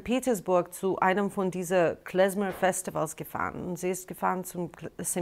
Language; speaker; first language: German; non-native, fluent; Russian